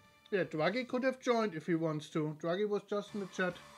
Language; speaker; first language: English; non-native, fluent; German